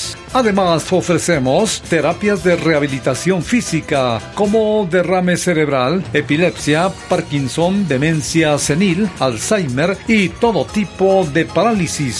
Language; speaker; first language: Spanish; native; Spanish